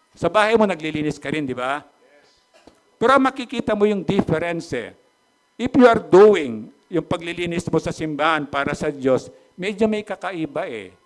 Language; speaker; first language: Filipino; native; Filipino